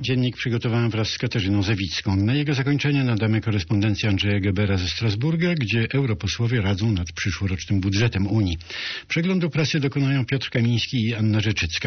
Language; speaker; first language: Polish; native; Polish